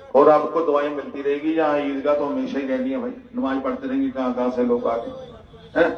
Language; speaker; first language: Urdu; non-native, local second language; Punjabi